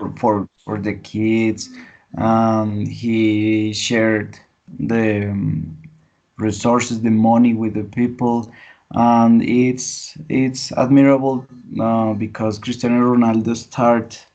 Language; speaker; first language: English; non-native, learner; Spanish